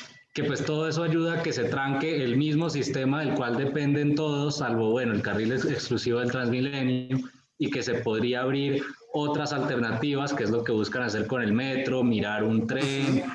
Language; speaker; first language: Spanish; native; Spanish